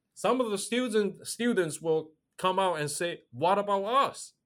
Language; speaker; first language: English; non-native, fluent; Chinese